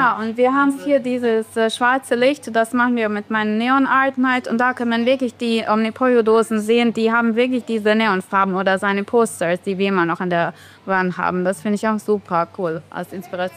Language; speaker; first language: German; non-native, fluent; Bosnian